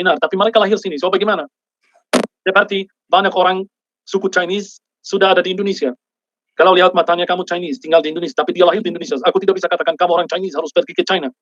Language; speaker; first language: Indonesian; non-native, fluent; Arabic